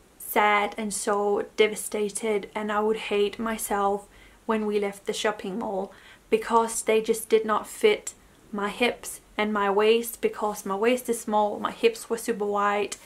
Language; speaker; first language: English; non-native, fluent; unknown